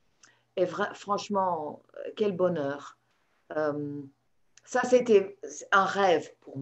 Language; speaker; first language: French; non-native, fluent; English